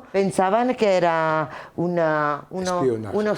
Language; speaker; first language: Spanish; non-native, learner; Italian